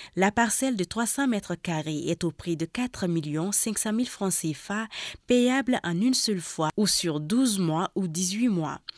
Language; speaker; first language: French; non-native, local second language; Bambara